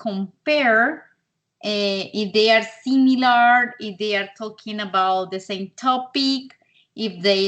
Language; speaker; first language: English; non-native, learner; Spanish